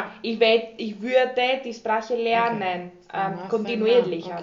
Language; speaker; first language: German; non-native, fluent; Greek